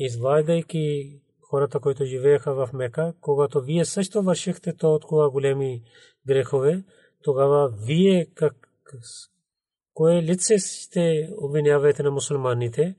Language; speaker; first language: Bulgarian; non-native, learner; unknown